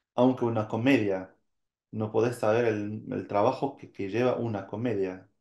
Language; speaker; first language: Spanish; non-native, fluent; French